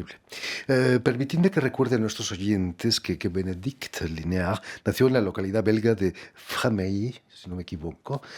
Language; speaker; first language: Spanish; native; Spanish